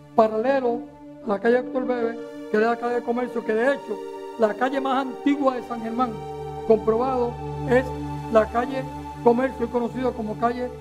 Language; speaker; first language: Spanish; native; Spanish